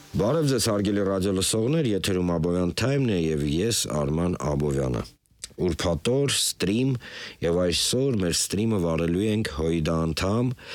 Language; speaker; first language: Armenian; native; Armenian